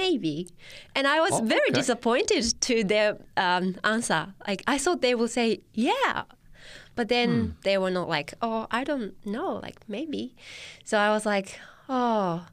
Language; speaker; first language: English; non-native, fluent; Japanese